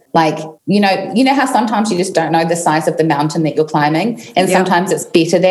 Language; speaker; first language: English; native; English